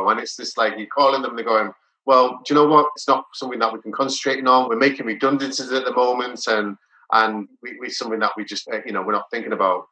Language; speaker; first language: English; native; English